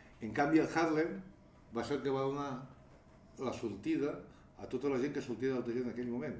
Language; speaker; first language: Catalan; native; Catalan